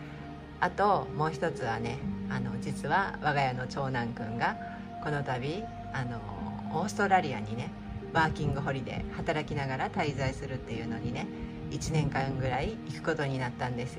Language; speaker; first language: Japanese; native; Japanese